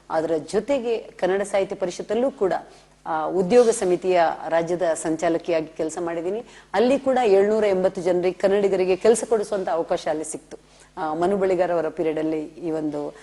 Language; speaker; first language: Kannada; non-native, local second language; Tulu